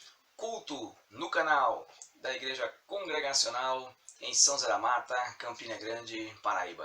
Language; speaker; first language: Portuguese; native; Portuguese